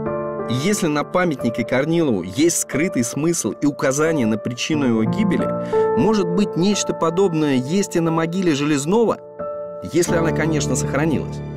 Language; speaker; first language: Russian; native; Russian